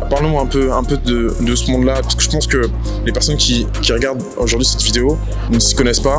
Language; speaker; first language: French; early bilingual, other home language; Lingala